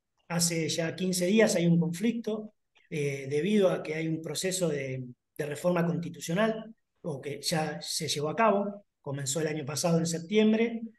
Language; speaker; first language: Spanish; native; Spanish